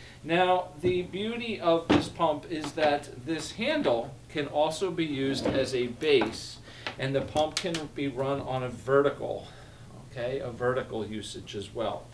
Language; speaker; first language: English; native; English